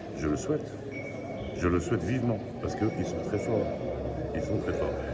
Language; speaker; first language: French; native; French